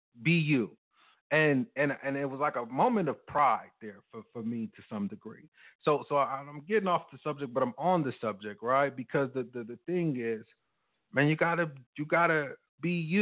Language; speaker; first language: English; native; English